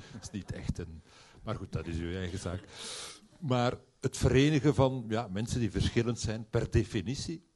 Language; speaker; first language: Dutch; native; Dutch